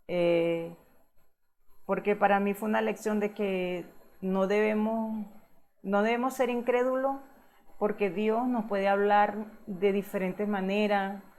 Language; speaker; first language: Spanish; native; Spanish